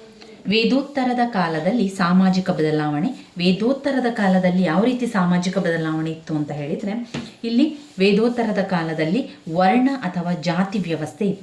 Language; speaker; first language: Kannada; native; Kannada